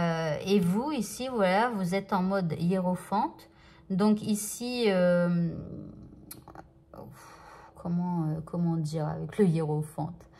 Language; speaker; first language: French; native; French